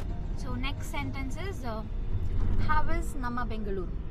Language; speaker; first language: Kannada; native; Kannada